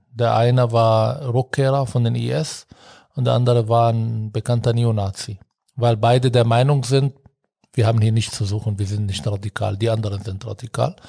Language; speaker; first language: German; non-native, fluent; Arabic